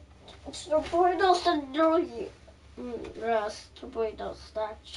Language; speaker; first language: Polish; early bilingual, heritage; Polish